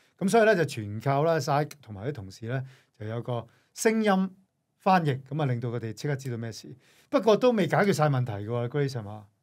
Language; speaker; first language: Cantonese; native; Cantonese